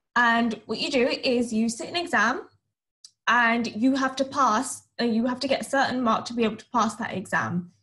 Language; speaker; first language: English; native; English